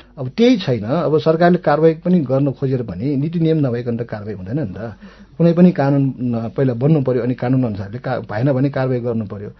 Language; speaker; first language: Nepali; non-native, local second language; Newari